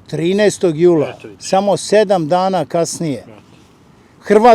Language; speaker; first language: Bosnian; native; Bosnian